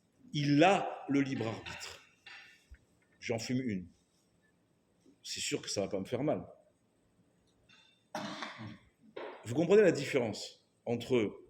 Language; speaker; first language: French; native; French